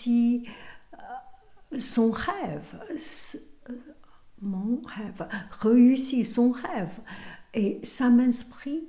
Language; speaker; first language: French; non-native, learner; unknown